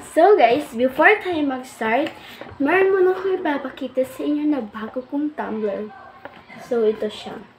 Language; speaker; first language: Filipino; non-native, local second language; Cebuano